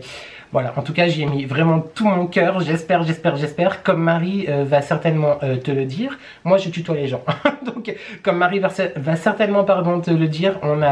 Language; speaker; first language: French; native; French